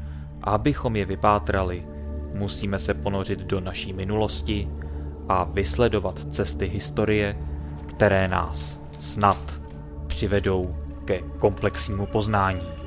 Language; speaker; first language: Czech; native; Czech